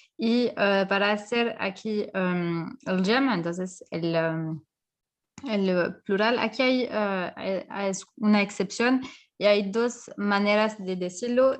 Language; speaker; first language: Spanish; non-native, fluent; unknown